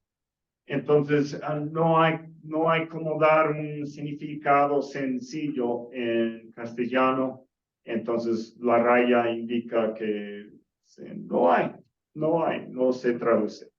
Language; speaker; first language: Spanish; non-native, fluent; English